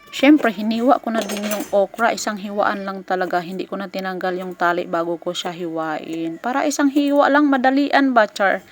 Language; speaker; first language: Filipino; native; Filipino